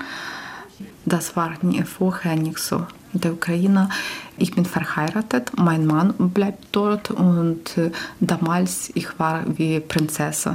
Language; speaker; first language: German; non-native, learner; Ukrainian